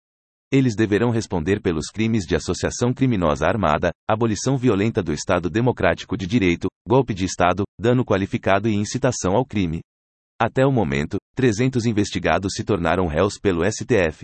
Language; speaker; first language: Portuguese; native; Portuguese